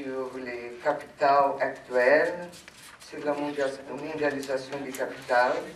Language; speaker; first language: French; non-native, fluent; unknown